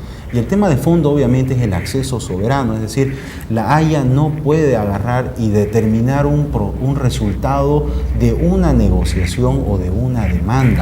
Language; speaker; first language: Spanish; native; Spanish